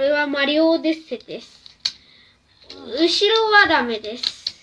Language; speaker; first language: Japanese; early bilingual, other home language; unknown